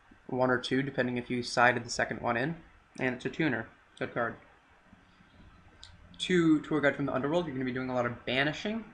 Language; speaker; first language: English; native; English